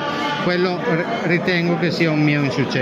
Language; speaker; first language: Italian; native; Italian